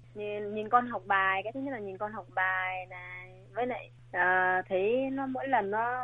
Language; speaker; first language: Vietnamese; native; Vietnamese